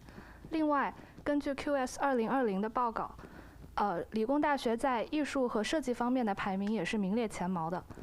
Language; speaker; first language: Chinese; native; Chinese